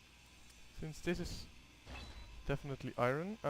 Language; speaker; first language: English; non-native, fluent; Dutch